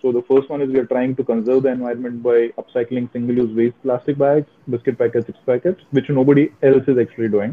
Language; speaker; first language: English; non-native, local second language; Kashmiri